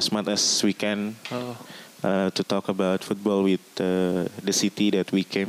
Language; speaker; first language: English; non-native, learner; Indonesian